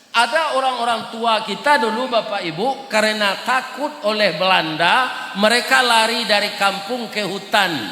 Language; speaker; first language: Malay; non-native, local second language; Minangkabau